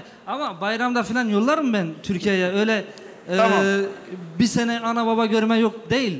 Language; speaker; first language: Turkish; native; Turkish